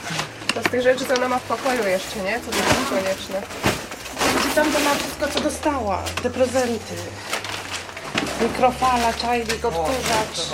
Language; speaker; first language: Polish; native; Polish